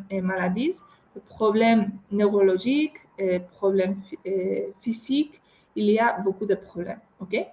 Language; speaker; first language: French; non-native, fluent; Spanish